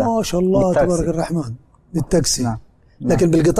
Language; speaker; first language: Arabic; native; Arabic